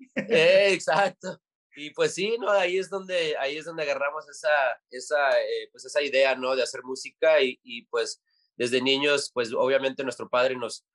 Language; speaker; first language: Spanish; early bilingual, heritage; Spanish